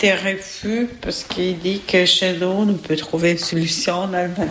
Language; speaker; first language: French; non-native, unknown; Albanian